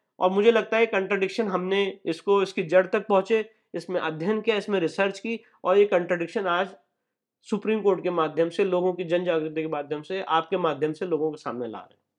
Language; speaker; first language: Hindi; native; Hindi